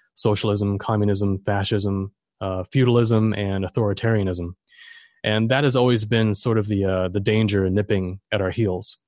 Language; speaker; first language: English; non-native, fluent; German